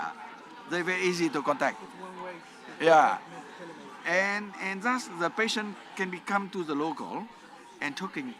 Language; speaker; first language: English; non-native, learner; Vietnamese